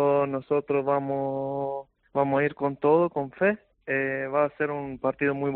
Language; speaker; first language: Spanish; non-native, fluent; Albanian